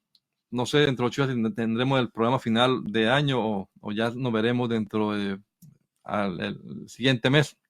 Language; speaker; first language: Spanish; native; Spanish